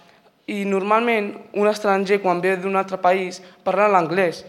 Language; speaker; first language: Catalan; non-native, local second language; Spanish